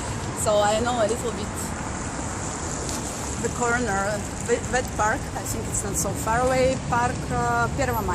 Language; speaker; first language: English; non-native, learner; Russian